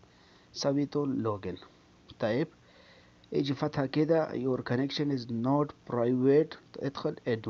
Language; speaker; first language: Arabic; non-native, learner; Urdu